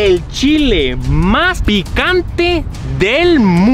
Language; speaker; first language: Spanish; native; Spanish